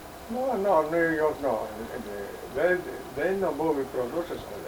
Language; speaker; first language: English; non-native, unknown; Spanish